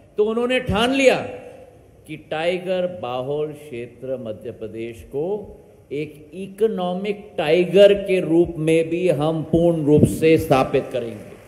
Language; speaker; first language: Hindi; native; Hindi